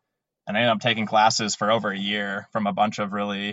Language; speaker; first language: English; native; English